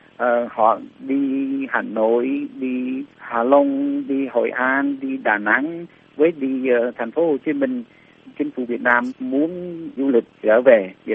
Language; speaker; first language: Vietnamese; early bilingual, heritage; Vietnamese